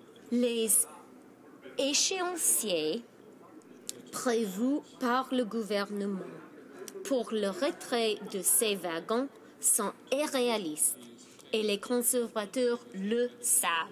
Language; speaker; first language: French; non-native, fluent; English